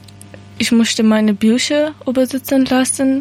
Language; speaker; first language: German; non-native, learner; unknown